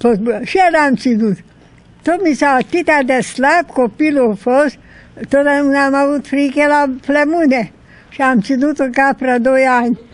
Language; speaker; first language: Romanian; non-native, local second language; Hungarian